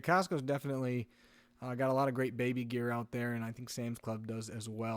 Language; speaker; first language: English; native; English